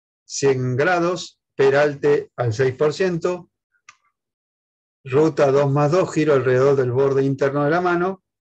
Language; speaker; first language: Spanish; native; Spanish